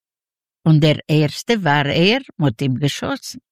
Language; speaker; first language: German; non-native, learner; Yiddish